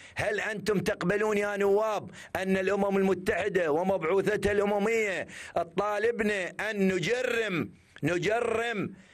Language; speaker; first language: Arabic; native; Arabic